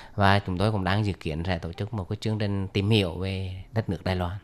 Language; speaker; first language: Vietnamese; native; Vietnamese